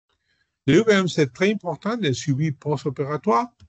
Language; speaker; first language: French; non-native, learner; Spanish